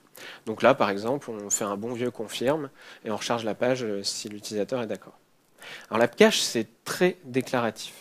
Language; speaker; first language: French; native; French